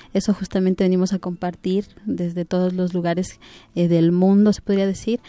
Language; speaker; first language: Spanish; native; Spanish